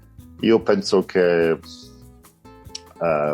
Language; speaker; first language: Spanish; non-native, fluent; English